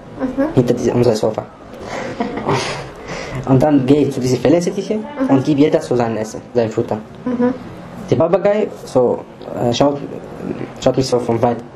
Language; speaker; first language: German; non-native, learner; Arabic